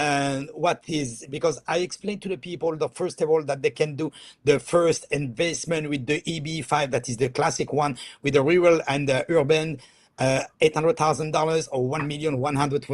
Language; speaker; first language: English; non-native, fluent; French